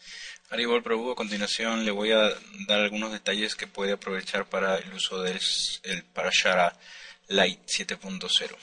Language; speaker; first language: Spanish; native; Spanish